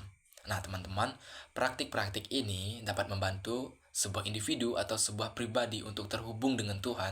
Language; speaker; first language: Indonesian; native; Indonesian